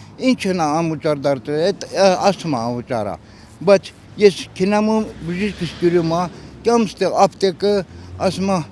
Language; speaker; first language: Armenian; native; Armenian